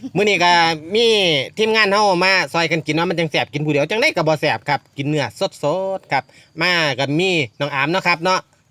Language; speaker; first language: Thai; native; Thai